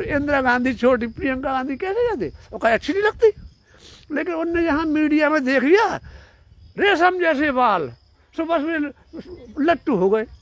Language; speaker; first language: Hindi; native; Hindi